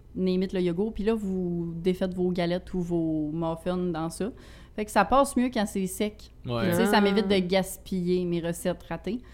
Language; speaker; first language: French; native; French